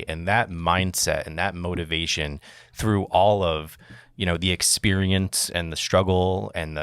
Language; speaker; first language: English; native; English